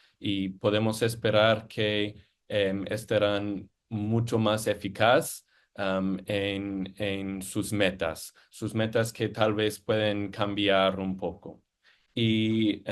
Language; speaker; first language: Spanish; non-native, fluent; English